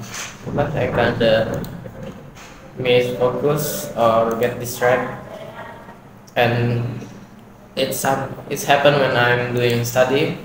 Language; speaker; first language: English; non-native, fluent; Indonesian